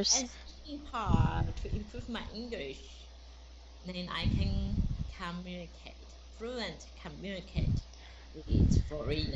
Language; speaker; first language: English; non-native, learner; Chinese